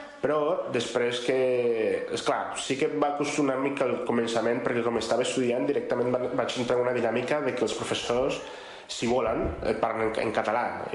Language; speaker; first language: Catalan; non-native, fluent; Spanish